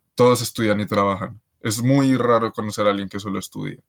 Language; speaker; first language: Spanish; native; Spanish